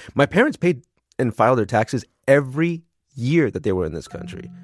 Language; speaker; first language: English; early bilingual, other home language; Spanish